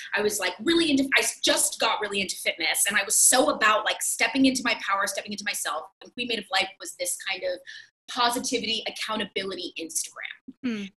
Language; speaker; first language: English; native; English